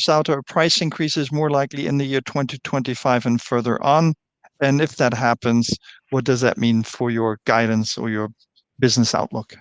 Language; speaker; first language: English; non-native, fluent; German